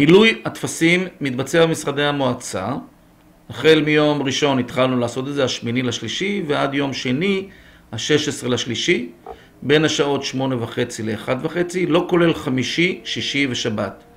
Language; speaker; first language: Hebrew; native; Hebrew